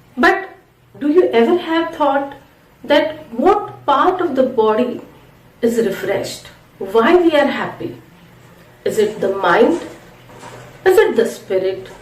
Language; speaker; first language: English; non-native, local second language; Marathi